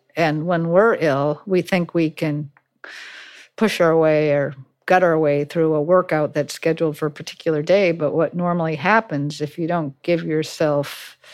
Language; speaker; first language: English; native; English